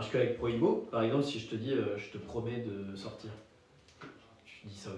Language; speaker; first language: French; native; French